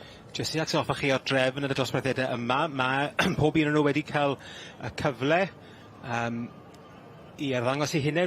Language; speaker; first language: Welsh; native; Welsh